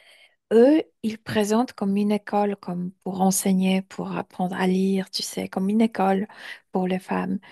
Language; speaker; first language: French; non-native, fluent; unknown